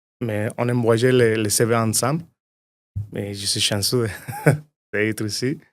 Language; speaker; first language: French; non-native, learner; Spanish